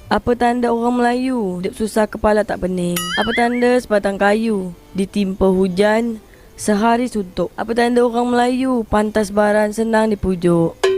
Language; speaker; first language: Malay; native; Malay